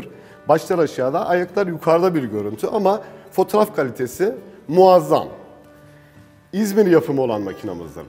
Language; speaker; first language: Turkish; native; Turkish